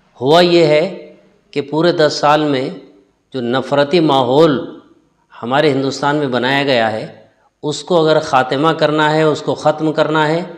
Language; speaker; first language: Urdu; native; Urdu